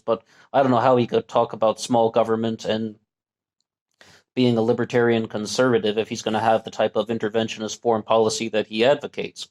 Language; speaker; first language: English; native; English